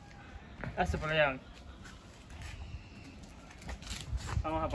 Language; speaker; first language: Spanish; native; Spanish